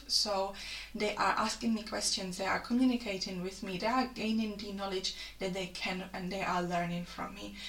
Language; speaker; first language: English; non-native, fluent; Czech